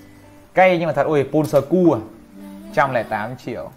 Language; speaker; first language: Vietnamese; native; Vietnamese